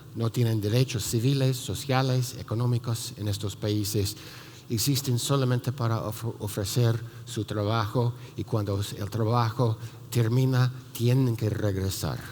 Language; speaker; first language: Spanish; non-native, fluent; English